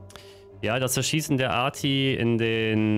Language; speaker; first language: German; native; German